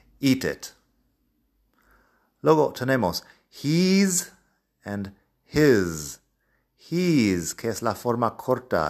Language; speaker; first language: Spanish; non-native, fluent; English